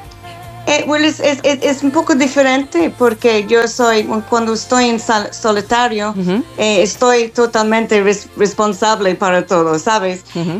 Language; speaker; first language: Spanish; non-native, fluent; English